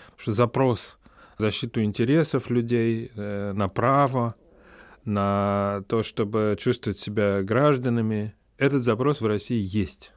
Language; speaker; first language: Russian; native; Russian